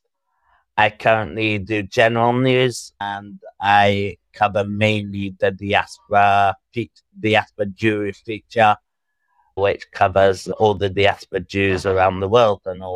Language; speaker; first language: English; native; English